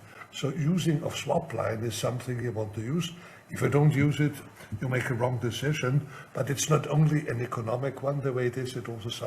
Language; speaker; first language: English; non-native, fluent; German